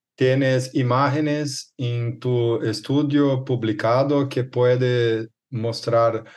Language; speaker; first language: Spanish; non-native, learner; Portuguese